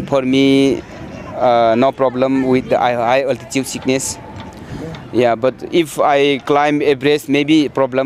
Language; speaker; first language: English; non-native, learner; Nepali